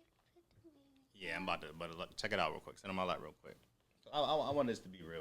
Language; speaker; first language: English; native; English